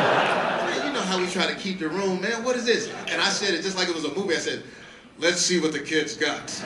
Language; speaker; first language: English; native; English